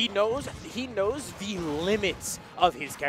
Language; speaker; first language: English; native; English